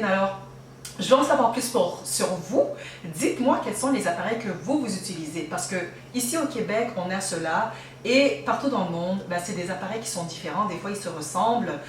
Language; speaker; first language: French; native; French